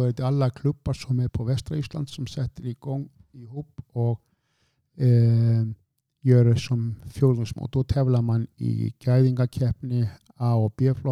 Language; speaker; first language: Swedish; non-native, fluent; Icelandic